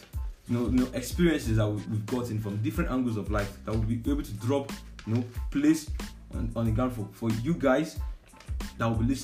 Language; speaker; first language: English; non-native, local second language; Yoruba